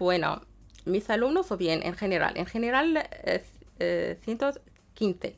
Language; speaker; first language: Spanish; non-native, fluent; Arabic